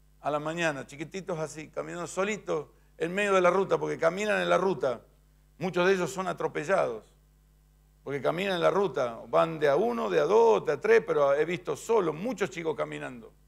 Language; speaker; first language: Spanish; native; Spanish